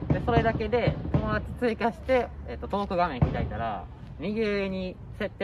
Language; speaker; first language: Japanese; native; Japanese